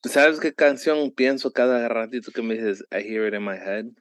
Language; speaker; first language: Spanish; early bilingual, heritage; Spanish